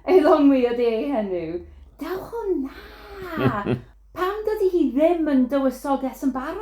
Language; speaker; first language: Welsh; non-native, fluent; English